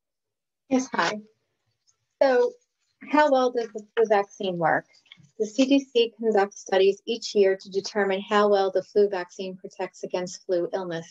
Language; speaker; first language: English; native; English